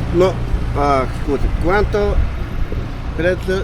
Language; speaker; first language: Italian; non-native, learner; Arabic